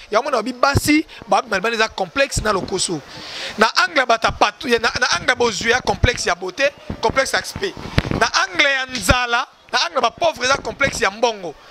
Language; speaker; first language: Lingala; native; Lingala